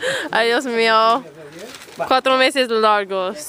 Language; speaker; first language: Spanish; non-native, learner; English